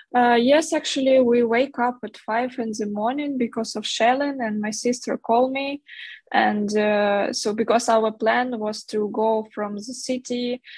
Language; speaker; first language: English; non-native, fluent; Ukrainian